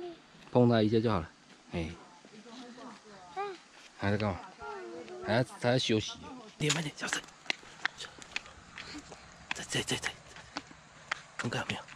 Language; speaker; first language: Chinese; native; Chinese